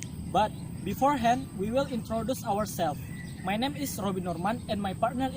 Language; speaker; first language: English; non-native, learner; Indonesian